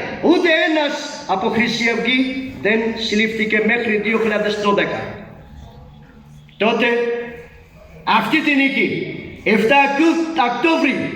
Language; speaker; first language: Greek; non-native, fluent; Urdu